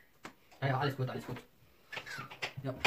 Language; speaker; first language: German; early bilingual, other home language; Turkish